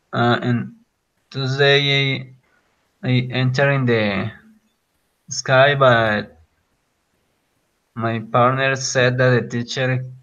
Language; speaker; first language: English; non-native, learner; Spanish